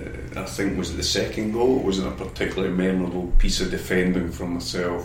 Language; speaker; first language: English; native; English